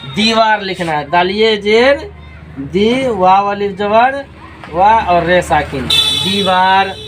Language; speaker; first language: Hindi; native; Hindi